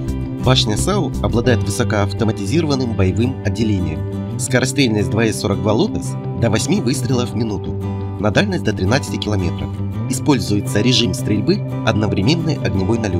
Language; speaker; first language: Russian; native; Russian